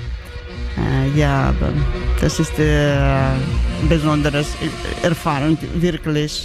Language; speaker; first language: German; non-native, learner; Georgian